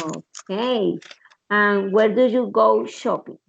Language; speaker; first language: English; non-native, learner; Spanish